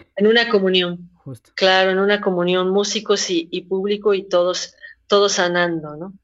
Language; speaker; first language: Spanish; native; Spanish